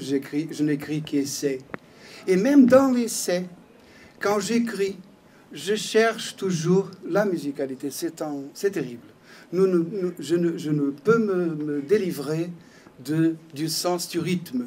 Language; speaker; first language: French; non-native, fluent; Portuguese